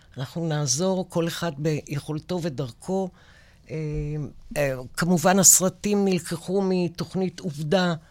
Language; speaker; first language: Hebrew; native; Hebrew